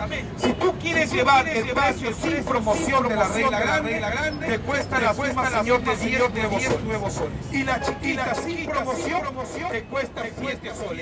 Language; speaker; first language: Spanish; native; Spanish